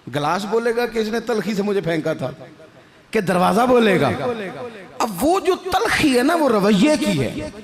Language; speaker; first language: Urdu; non-native, local second language; Punjabi